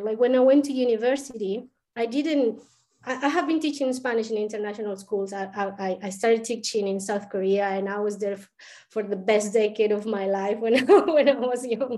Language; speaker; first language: English; non-native, fluent; Spanish